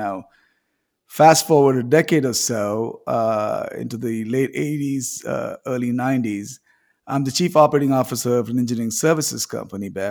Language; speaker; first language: English; non-native, local second language; Tamil